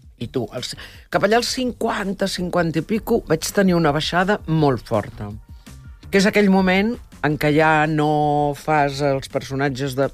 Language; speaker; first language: Catalan; early bilingual, heritage; Catalan